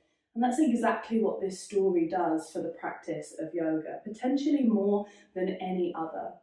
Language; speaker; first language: English; native; English